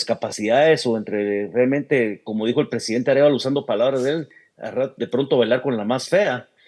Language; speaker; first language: Spanish; native; Spanish